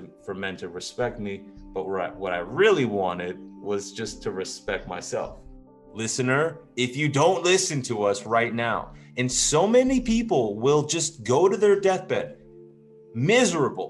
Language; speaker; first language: English; native; English